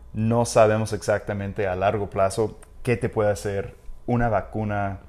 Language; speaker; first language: Spanish; non-native, fluent; English